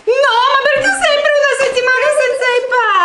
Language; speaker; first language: Italian; early bilingual, other home language; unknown